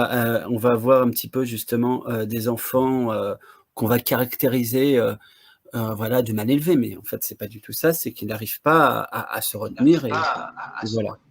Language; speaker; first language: French; native; French